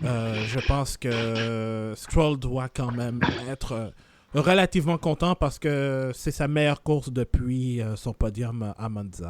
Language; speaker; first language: French; native; French